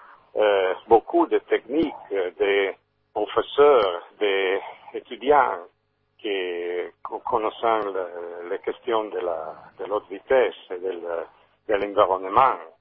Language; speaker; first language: French; non-native, learner; Italian